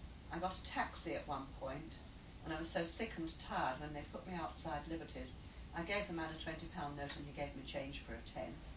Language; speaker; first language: English; native; English